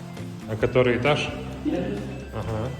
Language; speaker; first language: Russian; non-native, local second language; Latvian